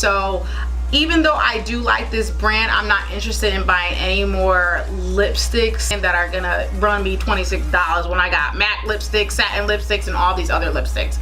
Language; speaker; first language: English; native; English